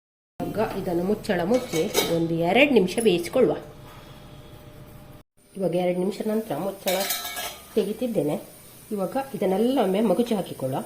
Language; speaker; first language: Kannada; native; Kannada